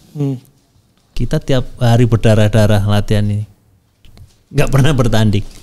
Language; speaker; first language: Indonesian; native; Indonesian